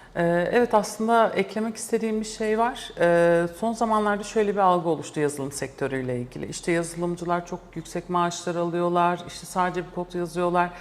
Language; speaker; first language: Turkish; early bilingual, heritage; Turkish